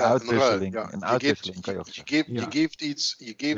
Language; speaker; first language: Dutch; native; Dutch